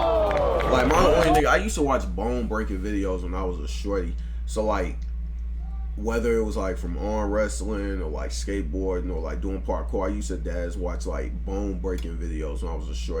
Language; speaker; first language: English; native; English